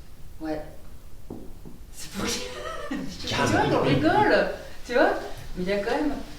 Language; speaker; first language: French; native; French